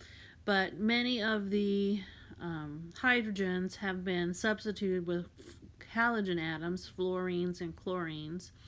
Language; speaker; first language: English; native; English